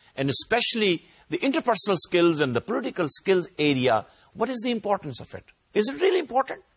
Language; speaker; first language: English; non-native, local second language; Urdu